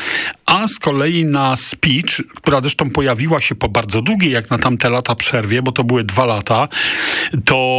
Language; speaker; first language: Polish; native; Polish